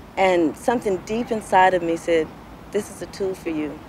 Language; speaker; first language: English; native; English